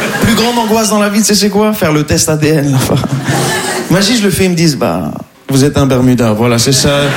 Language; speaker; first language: French; non-native, local second language; Arabic